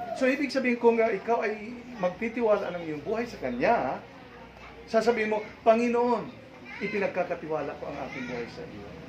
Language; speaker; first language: Filipino; non-native, local second language; Cebuano